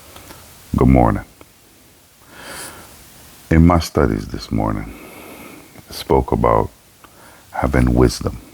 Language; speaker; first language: English; native; English